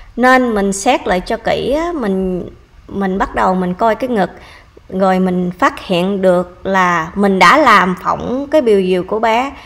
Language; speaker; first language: Vietnamese; early bilingual, heritage; Vietnamese